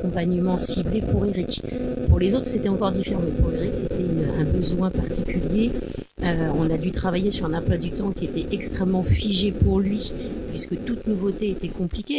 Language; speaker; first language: French; native; French